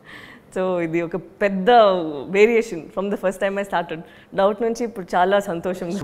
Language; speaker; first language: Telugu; non-native, local second language; Tamil